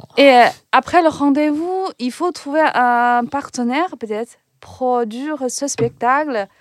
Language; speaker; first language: French; non-native, fluent; Chinese